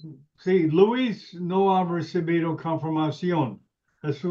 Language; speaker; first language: Spanish; non-native, learner; English